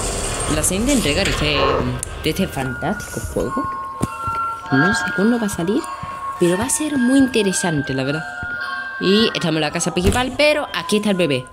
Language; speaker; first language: Spanish; native; Spanish